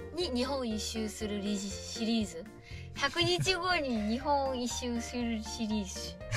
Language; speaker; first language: Japanese; non-native, fluent; Vietnamese